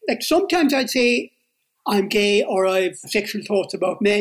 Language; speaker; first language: English; native; English